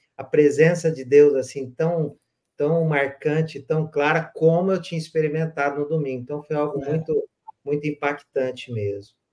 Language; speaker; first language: Portuguese; native; Portuguese